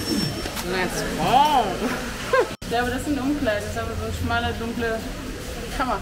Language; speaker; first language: German; native; German